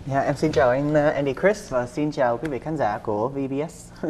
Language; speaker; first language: Vietnamese; early bilingual, other home language; English